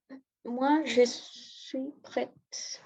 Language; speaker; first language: French; non-native, learner; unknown